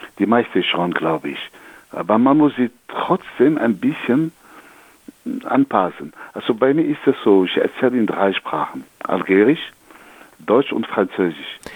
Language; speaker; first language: German; non-native, fluent; Kabyle